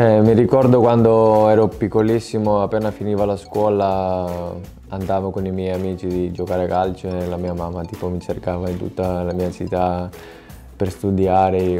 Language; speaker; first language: Italian; non-native, fluent; Greek